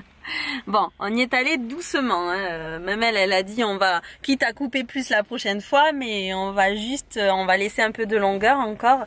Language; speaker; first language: French; native; French